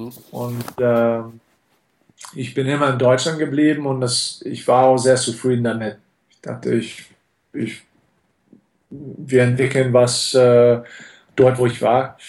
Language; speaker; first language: German; non-native, fluent; English